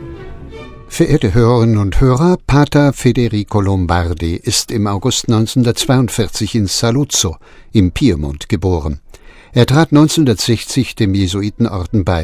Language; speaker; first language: German; native; German